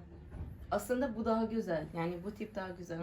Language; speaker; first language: Turkish; non-native, learner; Arabic